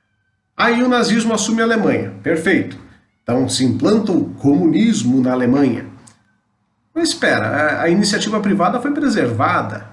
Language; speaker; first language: Portuguese; native; Portuguese